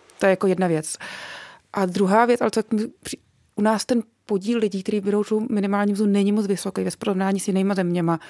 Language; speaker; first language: Czech; native; Czech